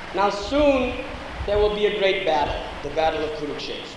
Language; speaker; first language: English; native; English